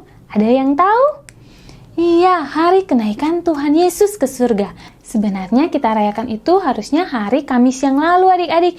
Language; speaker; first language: Indonesian; native; Indonesian